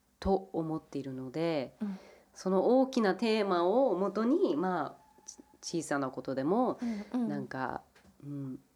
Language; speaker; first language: Japanese; early bilingual, heritage; English